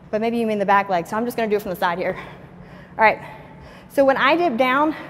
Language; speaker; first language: English; native; English